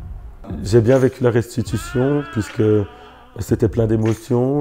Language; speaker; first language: French; native; French